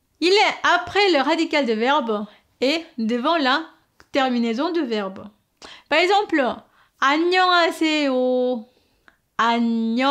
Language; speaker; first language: French; non-native, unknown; Korean